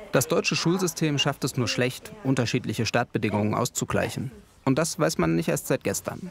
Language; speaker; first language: German; native; German